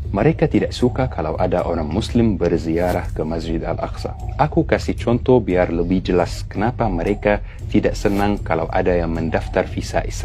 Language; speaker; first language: Indonesian; non-native, fluent; Arabic